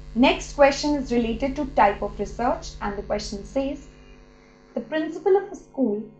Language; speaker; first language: English; non-native, local second language; Hindi